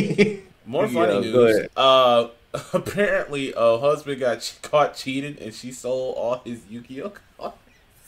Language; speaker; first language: English; native; English